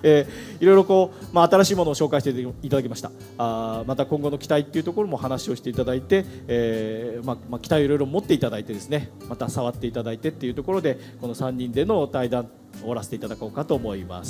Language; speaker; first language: Japanese; native; Japanese